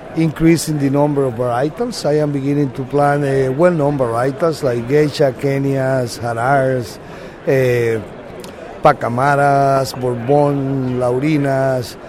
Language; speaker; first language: English; non-native, fluent; Spanish